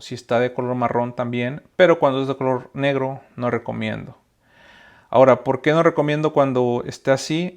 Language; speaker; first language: Spanish; native; Spanish